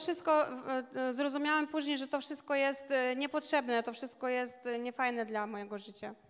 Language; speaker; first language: Polish; non-native, learner; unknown